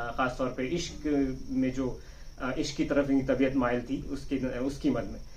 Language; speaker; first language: Urdu; native; Urdu